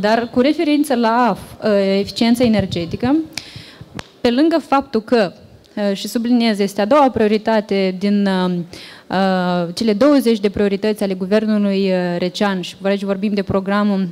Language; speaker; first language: Romanian; native; Romanian